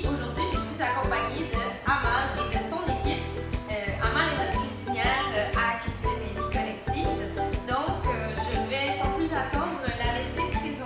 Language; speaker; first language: French; native; French